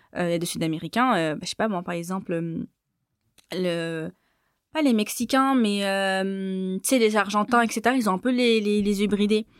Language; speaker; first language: French; native; French